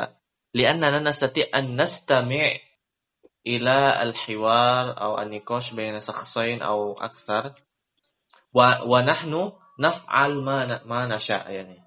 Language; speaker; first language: Arabic; non-native, learner; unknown